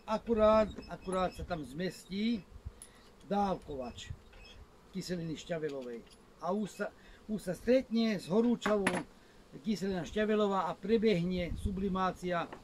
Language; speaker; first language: Slovak; non-native, local second language; Hungarian